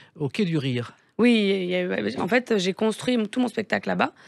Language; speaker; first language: French; native; French